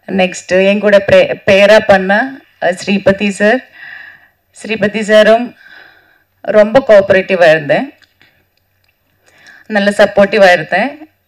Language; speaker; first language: Tamil; non-native, learner; Malayalam